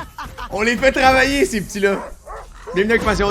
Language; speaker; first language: French; native; French